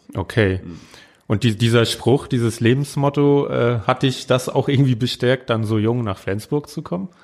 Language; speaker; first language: German; native; German